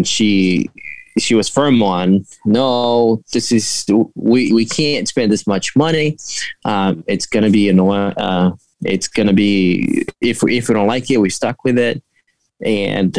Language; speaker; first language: English; non-native, fluent; Portuguese